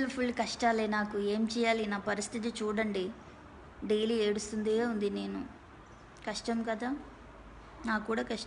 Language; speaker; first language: Telugu; non-native, local second language; Malayalam